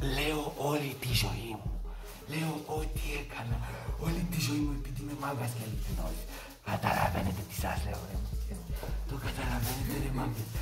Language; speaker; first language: Greek; non-native, fluent; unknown